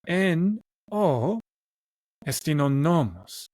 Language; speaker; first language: Greek; non-native, learner; English